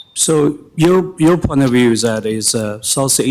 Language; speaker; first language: English; non-native, fluent; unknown